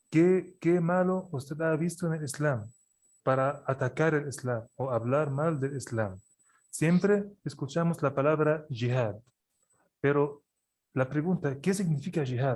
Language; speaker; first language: Spanish; non-native, fluent; Arabic